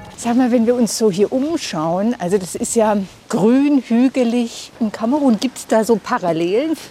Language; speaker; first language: German; native; German